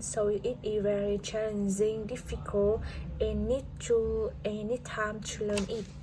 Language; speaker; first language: English; non-native, learner; Vietnamese